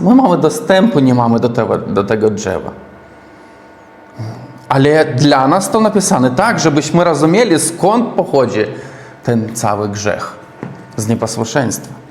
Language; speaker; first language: Polish; non-native, learner; Russian